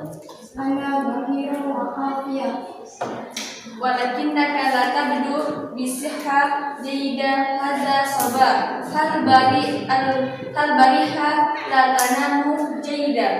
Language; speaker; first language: Arabic; non-native, learner; Indonesian